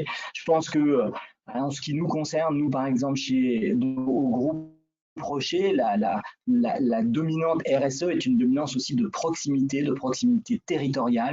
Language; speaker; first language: French; native; French